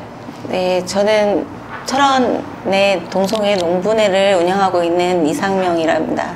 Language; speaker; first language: Korean; native; Korean